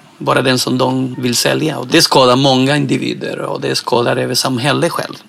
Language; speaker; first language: Swedish; non-native, fluent; Spanish